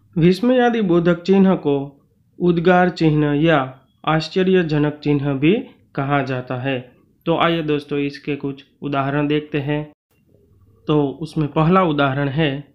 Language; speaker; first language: Hindi; non-native, local second language; Gujarati